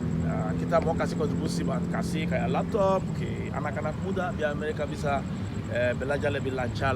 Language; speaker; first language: Indonesian; non-native, fluent; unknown